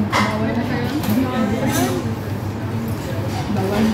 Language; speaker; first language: Filipino; non-native, local second language; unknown